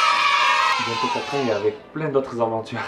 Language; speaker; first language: French; native; French